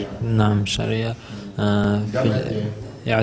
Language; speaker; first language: Arabic; non-native, learner; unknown